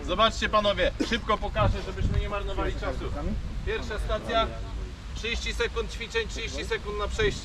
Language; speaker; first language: Polish; native; Polish